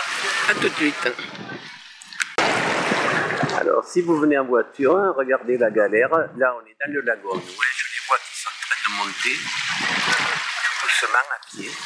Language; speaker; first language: French; native; French